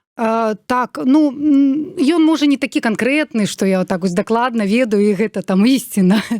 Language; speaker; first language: Belarusian; non-native, local second language; Russian